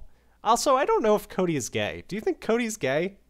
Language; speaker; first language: English; native; English